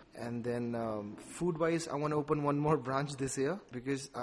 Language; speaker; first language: English; non-native, local second language; Nepali